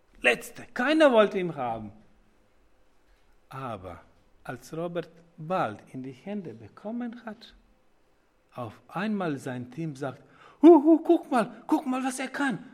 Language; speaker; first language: German; non-native, learner; Croatian